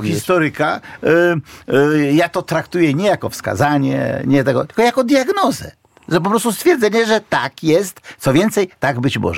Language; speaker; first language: Polish; native; Polish